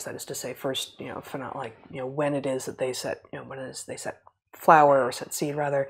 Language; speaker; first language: English; native; English